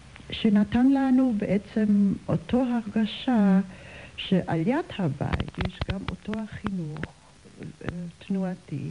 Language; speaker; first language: Hebrew; non-native, fluent; German